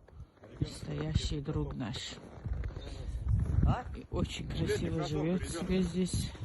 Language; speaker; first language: Russian; non-native, local second language; Chechen